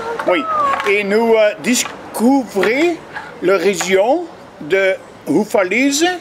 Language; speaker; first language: French; non-native, local second language; Dutch